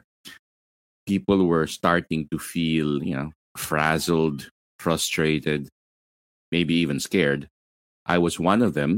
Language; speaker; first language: English; non-native, local second language; Filipino